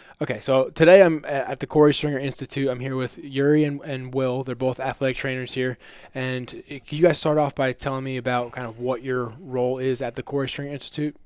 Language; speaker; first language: English; native; English